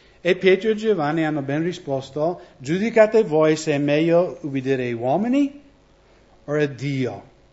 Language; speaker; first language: Italian; non-native, fluent; English